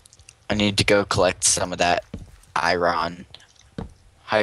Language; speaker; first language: English; native; English